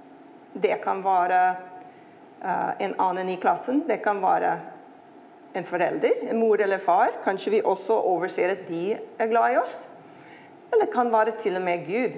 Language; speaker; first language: Norwegian; non-native, fluent; English